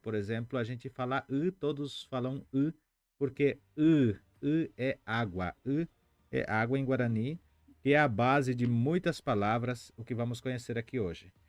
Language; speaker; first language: Portuguese; non-native, fluent; Guarani